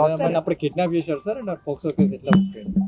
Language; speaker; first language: Telugu; native; Telugu